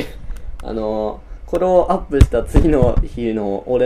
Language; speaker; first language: Japanese; native; Japanese